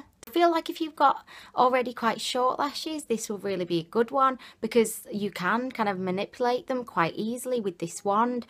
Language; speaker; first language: English; native; English